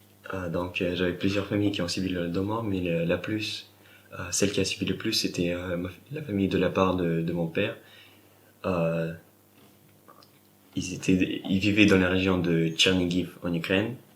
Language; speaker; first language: French; non-native, fluent; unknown